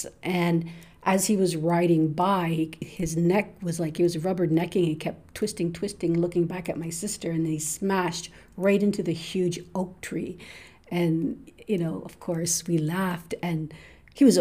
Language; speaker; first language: English; native; English